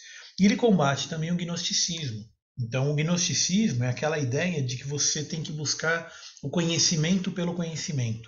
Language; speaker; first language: Portuguese; native; Portuguese